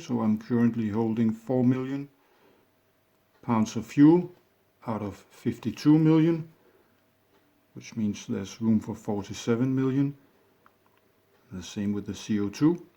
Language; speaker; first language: English; non-native, fluent; Danish